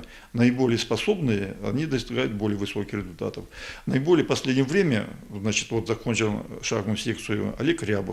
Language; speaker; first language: Russian; native; Russian